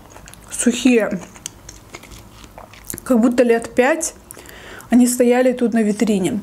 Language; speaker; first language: Russian; native; Russian